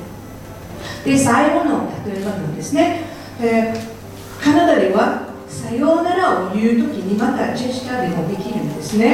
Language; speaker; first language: Japanese; non-native, fluent; French